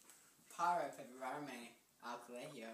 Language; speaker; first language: Spanish; non-native, learner; English